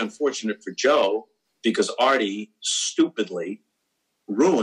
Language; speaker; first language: English; native; English